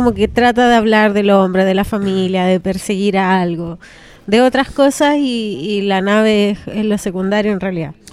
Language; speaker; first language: Spanish; native; Spanish